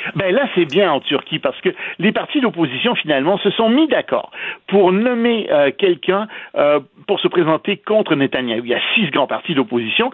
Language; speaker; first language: French; native; French